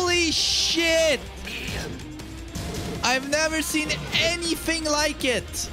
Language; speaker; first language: English; non-native, fluent; Swedish